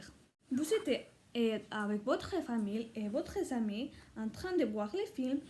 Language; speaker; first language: French; non-native, learner; Spanish